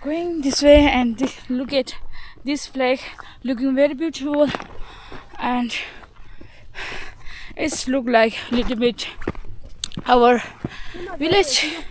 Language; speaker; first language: English; non-native, learner; Tibetan